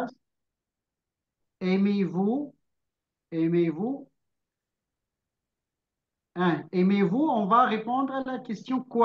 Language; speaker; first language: French; non-native, local second language; Arabic